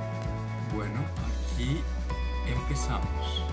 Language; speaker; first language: Spanish; native; Spanish